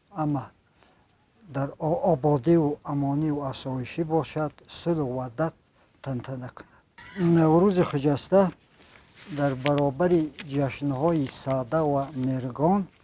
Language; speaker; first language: Tajik; non-native, local second language; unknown